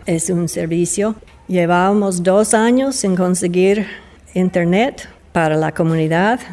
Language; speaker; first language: Spanish; non-native, fluent; English